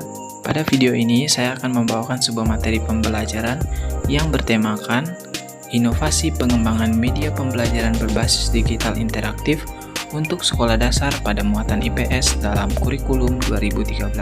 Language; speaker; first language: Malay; non-native, local second language; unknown